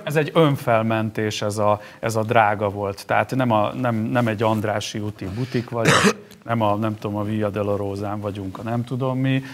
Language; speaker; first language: Hungarian; native; Hungarian